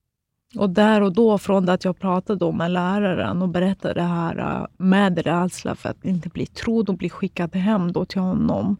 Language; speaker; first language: Swedish; native; Swedish